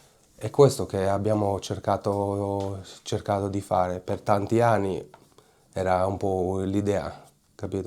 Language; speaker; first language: Italian; non-native, fluent; Hebrew